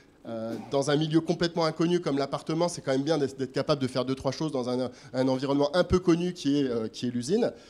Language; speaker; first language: French; native; French